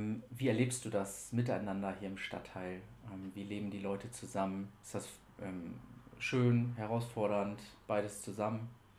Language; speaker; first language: German; native; German